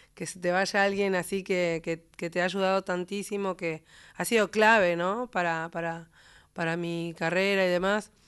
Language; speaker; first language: Spanish; native; Spanish